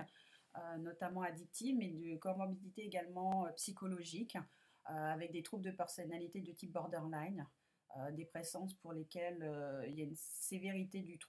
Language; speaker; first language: French; native; French